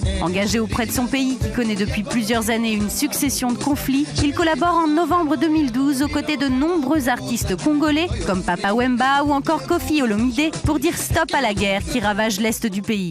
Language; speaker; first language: French; native; French